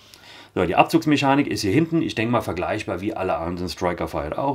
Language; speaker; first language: German; native; German